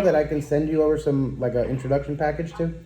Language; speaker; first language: English; native; English